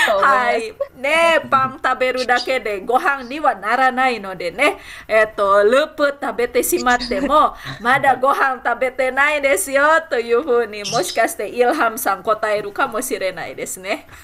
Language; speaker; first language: Japanese; non-native, fluent; Indonesian